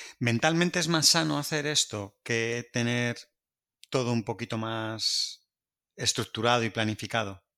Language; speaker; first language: Spanish; native; Spanish